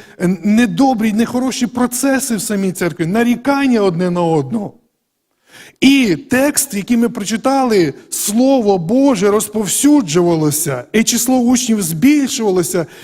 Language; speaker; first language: Ukrainian; native; Ukrainian